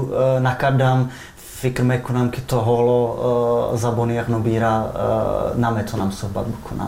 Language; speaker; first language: Persian; non-native, fluent; Czech